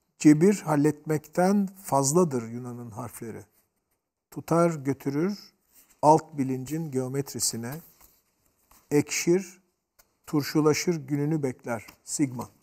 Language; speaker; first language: Turkish; native; Turkish